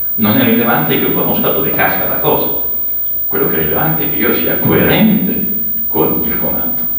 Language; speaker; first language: Italian; native; Italian